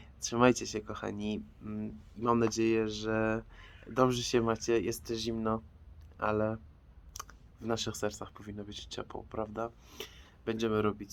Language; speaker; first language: Polish; non-native, fluent; Persian